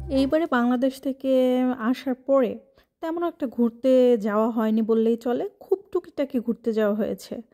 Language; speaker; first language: Bangla; native; Bangla